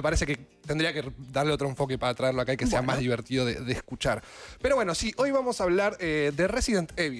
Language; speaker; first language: Spanish; native; Spanish